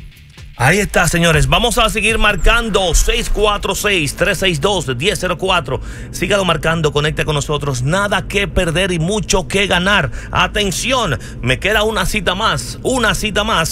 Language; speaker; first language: Spanish; native; Spanish